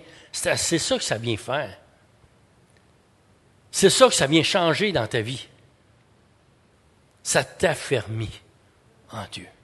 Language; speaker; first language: French; native; French